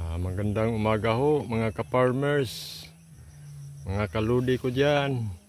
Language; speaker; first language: Filipino; non-native, local second language; Iloko